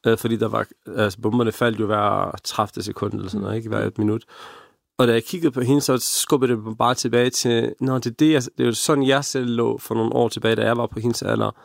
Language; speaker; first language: Danish; early bilingual, other home language; Arabic